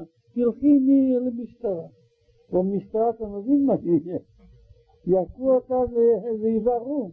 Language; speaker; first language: Hebrew; non-native, learner; Russian